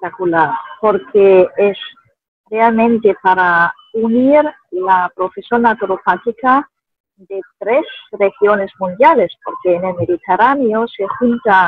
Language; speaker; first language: Spanish; non-native, fluent; German